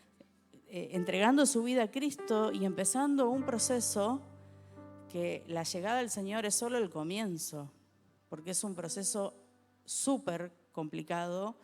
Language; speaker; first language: Spanish; native; Spanish